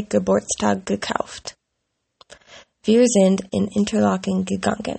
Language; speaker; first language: German; non-native, learner; English